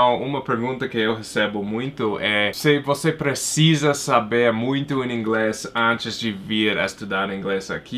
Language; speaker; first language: Portuguese; non-native, fluent; English